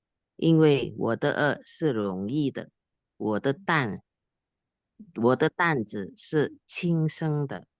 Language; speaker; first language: Chinese; non-native, learner; Indonesian